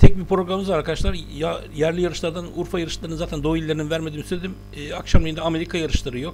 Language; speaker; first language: Turkish; native; Turkish